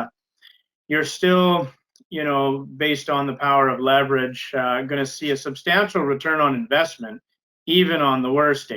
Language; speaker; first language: English; native; English